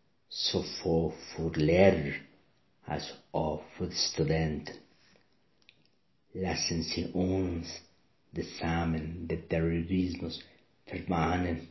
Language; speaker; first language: German; non-native, learner; Spanish